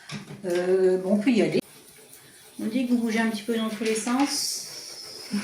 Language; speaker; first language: French; native; French